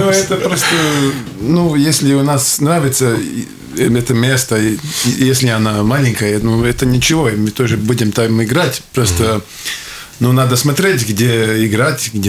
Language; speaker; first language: Russian; non-native, local second language; Latvian